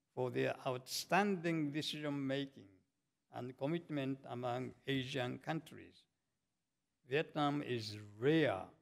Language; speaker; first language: English; non-native, fluent; Japanese